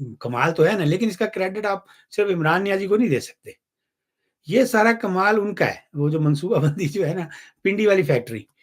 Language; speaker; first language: Urdu; non-native, local second language; Punjabi